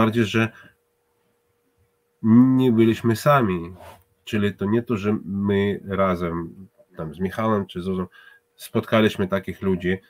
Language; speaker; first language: Polish; non-native, fluent; Hebrew